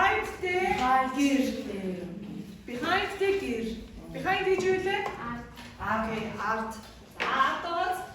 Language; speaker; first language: English; non-native, fluent; Mongolian